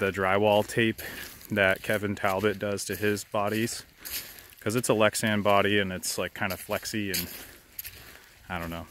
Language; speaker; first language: English; native; English